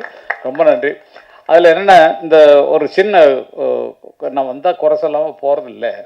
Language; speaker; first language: Tamil; native; Tamil